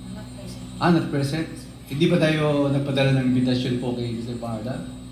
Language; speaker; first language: Filipino; native; Filipino